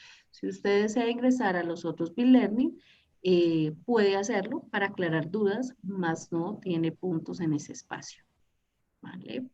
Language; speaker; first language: Spanish; native; Spanish